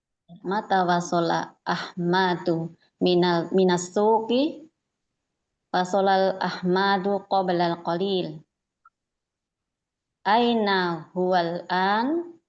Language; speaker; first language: Arabic; non-native, learner; Indonesian